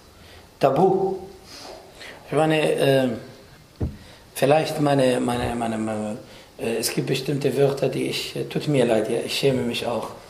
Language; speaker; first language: German; non-native, fluent; Arabic